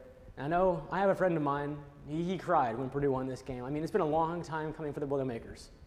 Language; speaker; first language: English; native; English